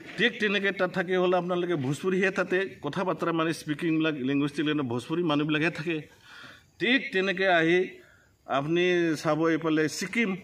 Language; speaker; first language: Assamese; non-native, local second language; Bodo